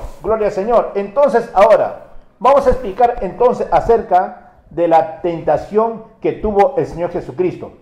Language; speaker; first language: Spanish; native; Spanish